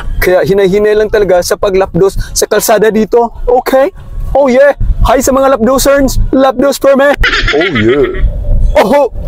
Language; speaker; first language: Filipino; non-native, local second language; Cebuano